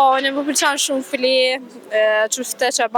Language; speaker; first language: Albanian; non-native, learner; Turkish